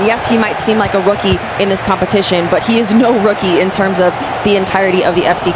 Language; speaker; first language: English; native; English